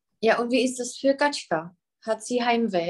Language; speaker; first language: German; non-native, fluent; Czech